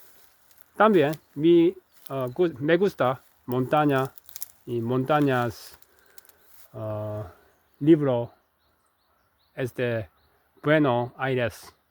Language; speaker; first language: Spanish; non-native, learner; Korean